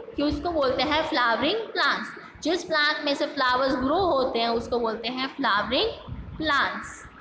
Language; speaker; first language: Hindi; non-native, local second language; Gujarati